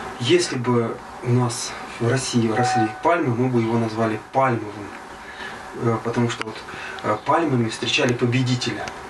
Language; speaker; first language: Russian; native; Russian